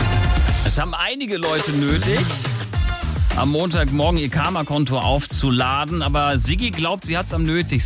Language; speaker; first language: German; native; German